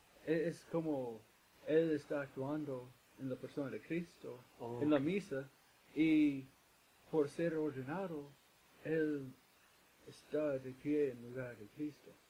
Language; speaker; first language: Spanish; non-native, fluent; English